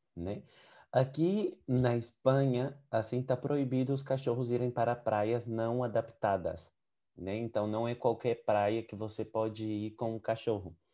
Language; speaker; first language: Portuguese; native; Portuguese